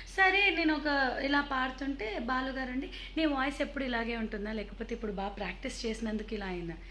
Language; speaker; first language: Telugu; early bilingual, heritage; Telugu